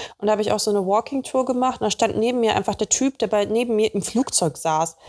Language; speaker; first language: German; early bilingual, other home language; Russian